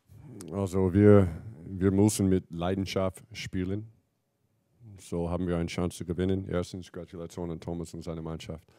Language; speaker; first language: German; non-native, fluent; English